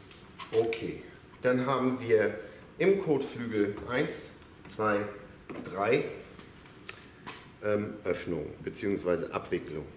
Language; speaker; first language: German; native; German